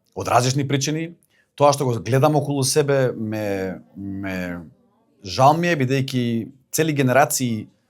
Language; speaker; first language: Macedonian; native; Macedonian